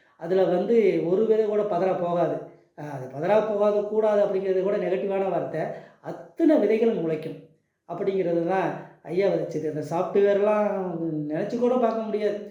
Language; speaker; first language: Tamil; native; Tamil